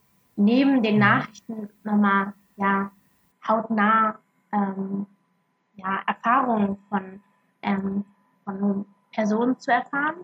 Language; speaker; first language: German; early bilingual, other home language; Arabic